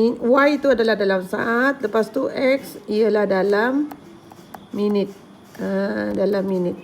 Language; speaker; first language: Malay; native; Malay